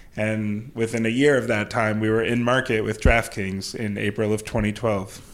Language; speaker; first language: English; native; English